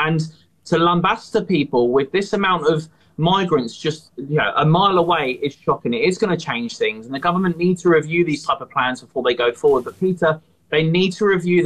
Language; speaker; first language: English; native; English